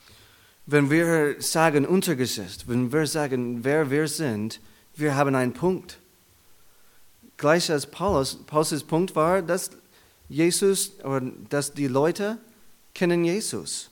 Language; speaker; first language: German; non-native, learner; English